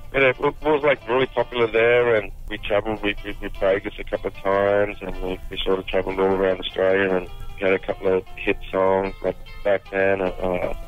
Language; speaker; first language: English; native; English